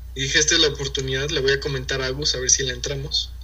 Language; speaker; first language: Spanish; early bilingual, heritage; Spanish